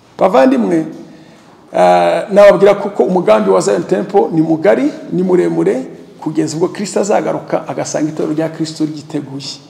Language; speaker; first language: Kinyarwanda; native; Kinyarwanda